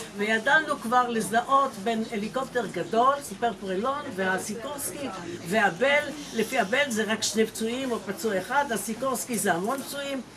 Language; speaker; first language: Hebrew; native; Hebrew